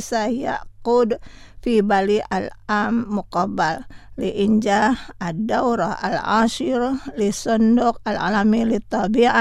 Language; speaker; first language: Arabic; non-native, fluent; Indonesian